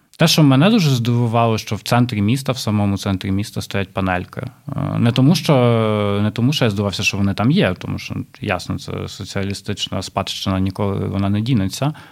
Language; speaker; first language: Ukrainian; non-native, local second language; Russian